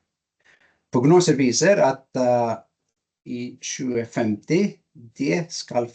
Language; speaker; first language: Norwegian; non-native, learner; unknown